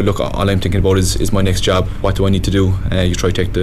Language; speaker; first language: English; native; English